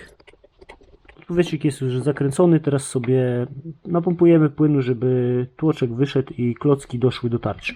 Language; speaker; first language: Polish; native; Polish